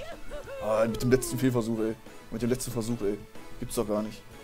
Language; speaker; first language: German; native; German